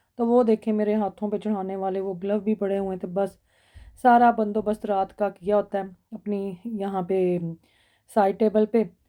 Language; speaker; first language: Urdu; non-native, local second language; Punjabi